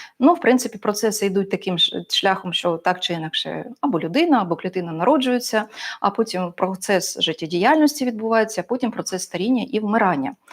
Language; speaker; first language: Ukrainian; non-native, local second language; Russian